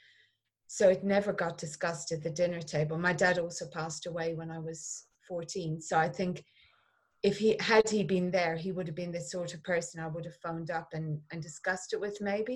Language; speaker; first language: English; native; English